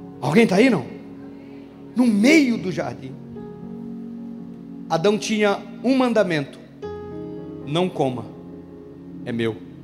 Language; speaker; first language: Portuguese; native; Portuguese